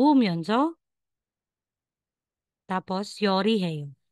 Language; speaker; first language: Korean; non-native, fluent; Filipino